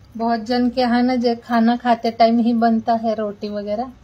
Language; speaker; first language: Hindi; non-native, local second language; Marathi